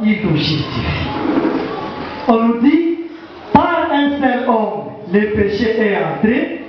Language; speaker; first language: French; non-native, local second language; Swahili